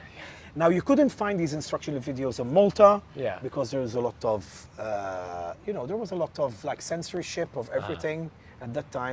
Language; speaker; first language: English; non-native, local second language; Maltese